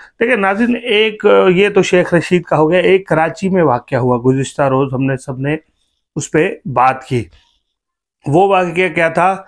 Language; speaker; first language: Urdu; native; Urdu